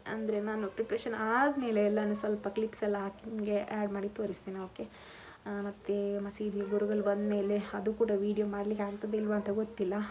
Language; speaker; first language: Kannada; non-native, local second language; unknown